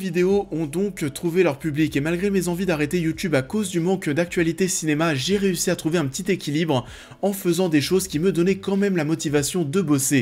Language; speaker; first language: French; native; French